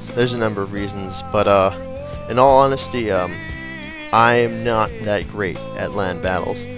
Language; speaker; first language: English; native; English